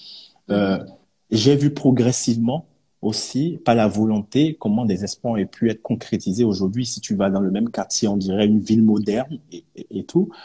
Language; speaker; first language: French; non-native, local second language; Yoruba